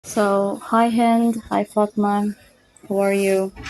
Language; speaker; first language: English; non-native, fluent; Arabic